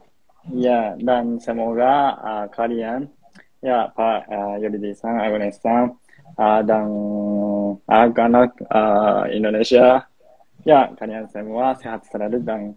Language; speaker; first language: Indonesian; non-native, fluent; Japanese